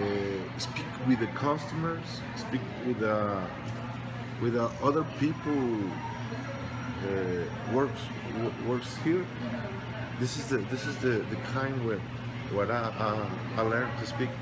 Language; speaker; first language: English; non-native, learner; Spanish